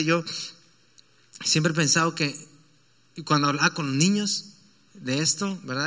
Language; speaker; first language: Spanish; native; Spanish